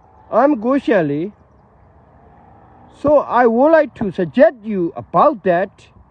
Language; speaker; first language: English; non-native, learner; Burmese